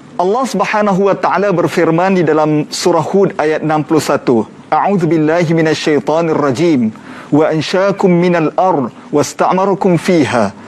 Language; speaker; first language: Malay; native; Malay